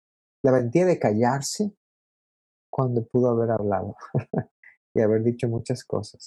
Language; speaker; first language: Spanish; native; Spanish